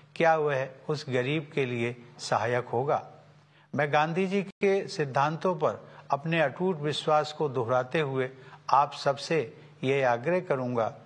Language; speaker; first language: Hindi; native; Hindi